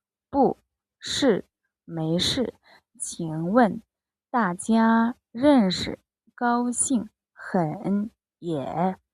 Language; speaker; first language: Chinese; non-native, fluent; Mongolian